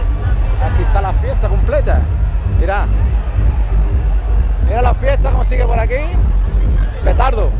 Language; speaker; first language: Spanish; native; Spanish